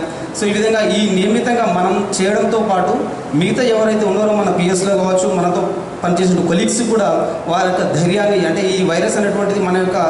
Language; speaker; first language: Telugu; native; Telugu